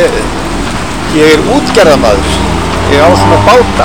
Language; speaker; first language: Icelandic; native; Icelandic